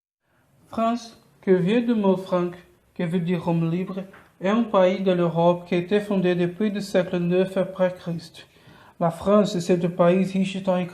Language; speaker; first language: French; non-native, learner; Portuguese